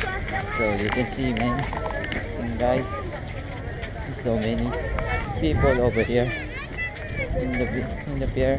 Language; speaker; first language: English; non-native, local second language; Filipino